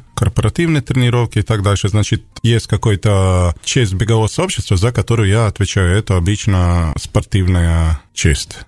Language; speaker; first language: Russian; non-native, fluent; Serbian